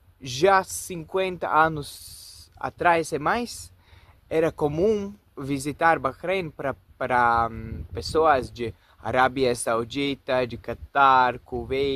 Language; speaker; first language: Portuguese; non-native, fluent; Latvian